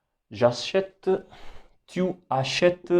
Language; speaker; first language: French; non-native, fluent; Hindi